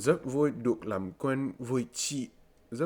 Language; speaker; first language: Vietnamese; non-native, learner; English